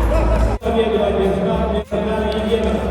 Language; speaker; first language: Russian; native; Russian